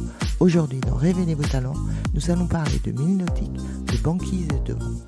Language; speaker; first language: French; native; French